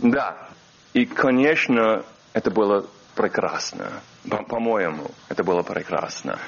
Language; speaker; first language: Russian; non-native, learner; English